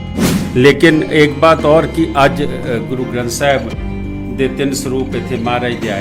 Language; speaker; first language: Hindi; non-native, local second language; Punjabi